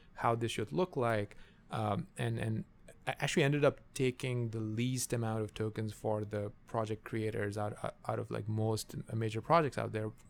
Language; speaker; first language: English; non-native, local second language; Urdu